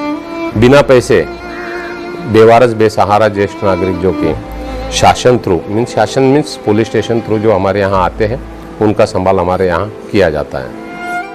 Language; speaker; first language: Hindi; native; Hindi